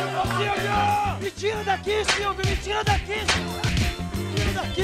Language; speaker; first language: Portuguese; native; Portuguese